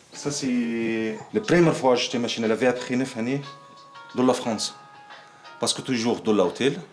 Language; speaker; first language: French; non-native, learner; Arabic